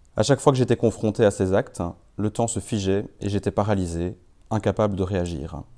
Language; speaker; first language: French; native; French